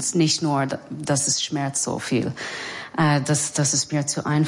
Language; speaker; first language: German; non-native, learner; English